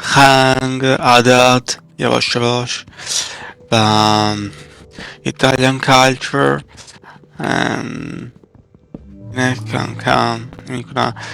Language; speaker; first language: Persian; non-native, learner; Italian